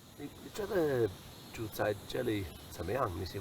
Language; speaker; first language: Chinese; non-native, fluent; English